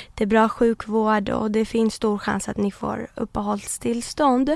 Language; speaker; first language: Swedish; early bilingual, other home language; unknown